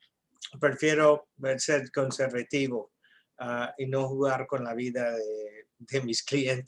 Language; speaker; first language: Spanish; early bilingual, heritage; English